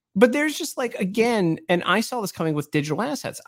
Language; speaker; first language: English; native; English